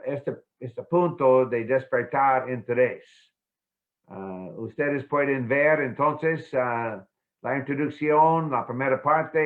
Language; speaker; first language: Spanish; non-native, fluent; English